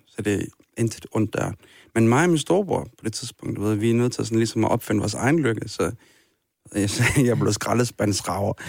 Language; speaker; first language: Danish; early bilingual, other home language; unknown